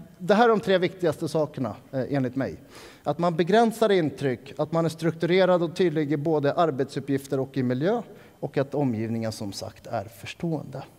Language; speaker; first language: Swedish; native; Swedish